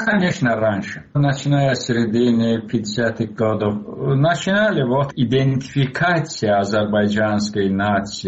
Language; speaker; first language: Russian; non-native, local second language; Azerbaijani